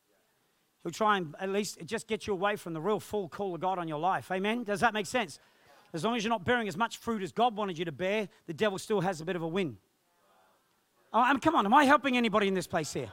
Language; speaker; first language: English; native; English